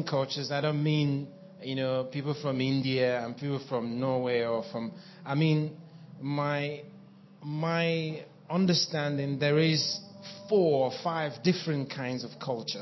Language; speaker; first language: English; non-native, local second language; Igbo